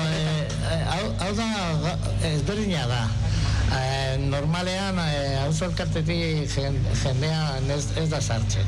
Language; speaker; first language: Basque; non-native, local second language; Spanish